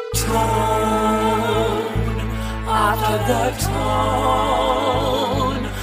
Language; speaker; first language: English; native; English